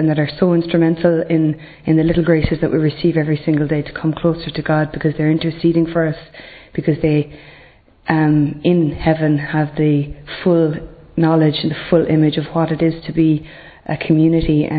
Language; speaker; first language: English; native; English